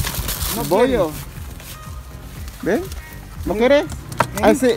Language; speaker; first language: Spanish; non-native, learner; Filipino